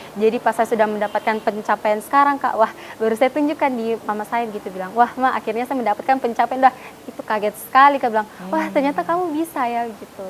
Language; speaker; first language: Indonesian; native; Indonesian